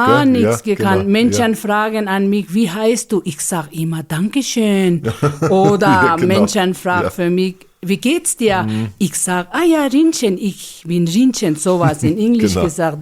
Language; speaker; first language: German; non-native, learner; Ladakhi